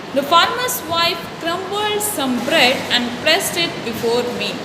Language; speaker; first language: English; non-native, local second language; Hindi